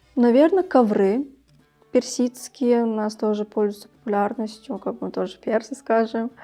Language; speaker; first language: Russian; early bilingual, other home language; Tajik